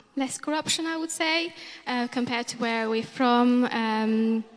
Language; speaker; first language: English; non-native, fluent; Romanian